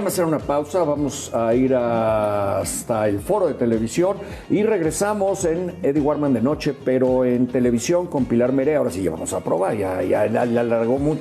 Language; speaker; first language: Spanish; native; Spanish